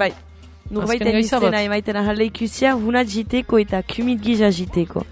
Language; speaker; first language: Basque; native; Basque